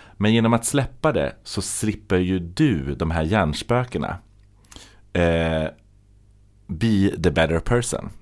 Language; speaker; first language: Swedish; native; Swedish